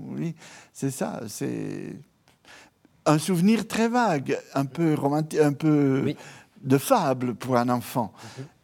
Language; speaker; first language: French; non-native, fluent; Italian